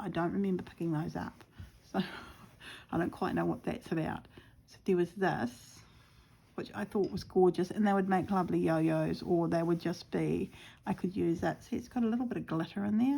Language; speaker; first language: English; native; English